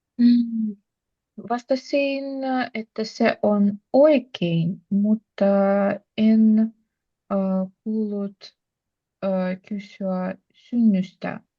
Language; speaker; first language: Finnish; non-native, learner; Russian